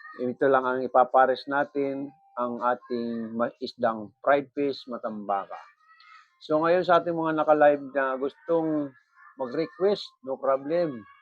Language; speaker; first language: Filipino; non-native, local second language; Bikol